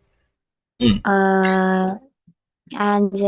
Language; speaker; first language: English; non-native, learner; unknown